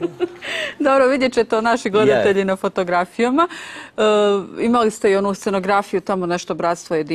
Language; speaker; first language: Serbian; native; Serbian